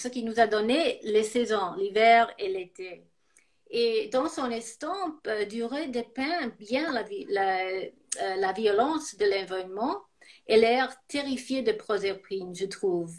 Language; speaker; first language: French; non-native, fluent; English